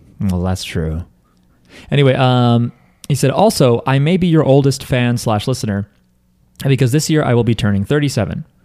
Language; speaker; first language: English; native; English